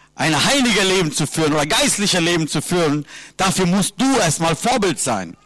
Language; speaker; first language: German; non-native, fluent; Sinhala